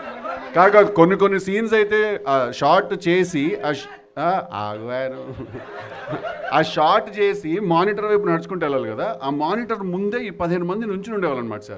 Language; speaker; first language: Telugu; native; Telugu